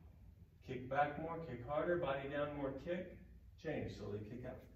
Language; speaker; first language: English; native; English